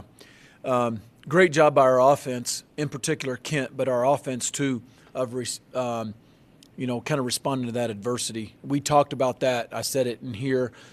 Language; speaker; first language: English; native; English